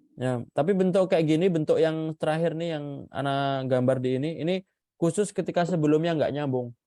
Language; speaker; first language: Indonesian; native; Indonesian